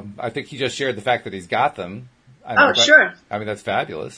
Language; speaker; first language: English; native; English